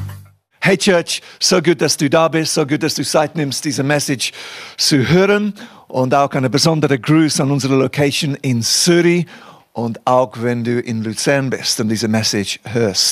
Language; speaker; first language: German; non-native, fluent; English